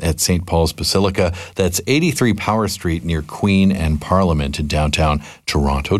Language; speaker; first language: English; native; English